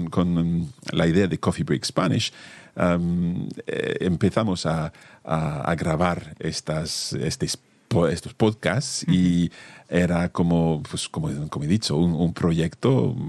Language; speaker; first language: Spanish; non-native, fluent; English